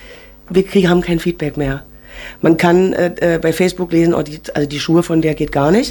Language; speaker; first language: German; native; German